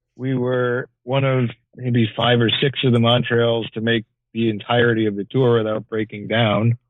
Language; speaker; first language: English; native; English